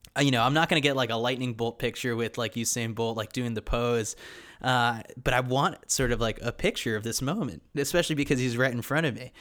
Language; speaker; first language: English; native; English